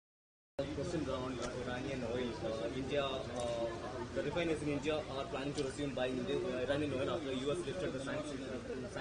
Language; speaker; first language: English; non-native, local second language; Malayalam